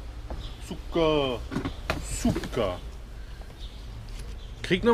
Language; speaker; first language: German; native; German